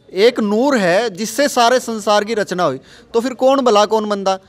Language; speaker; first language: Hindi; native; Hindi